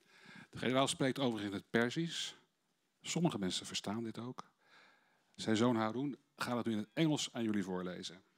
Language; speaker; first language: Dutch; native; Dutch